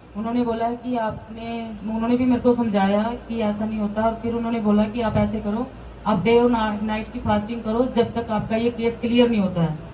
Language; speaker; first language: Hindi; non-native, local second language; Punjabi